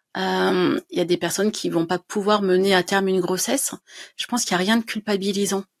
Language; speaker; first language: French; native; French